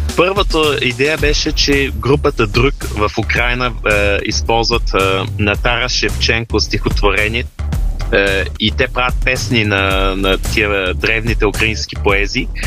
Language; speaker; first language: Bulgarian; early bilingual, heritage; Bulgarian